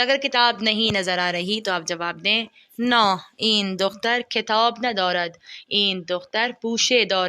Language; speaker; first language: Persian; non-native, fluent; Urdu